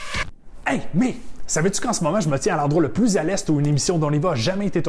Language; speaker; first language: French; native; French